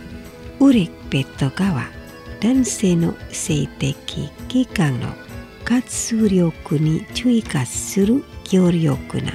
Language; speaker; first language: Japanese; non-native, fluent; Indonesian